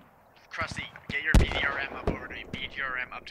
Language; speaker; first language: English; native; English